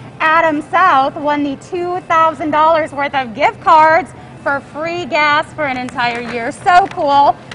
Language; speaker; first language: English; native; English